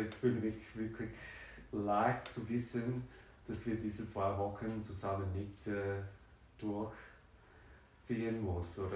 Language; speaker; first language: German; non-native, fluent; French